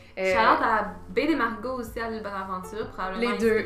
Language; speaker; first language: French; native; French